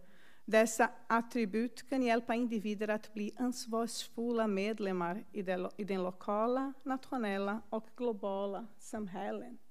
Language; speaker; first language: Swedish; non-native, fluent; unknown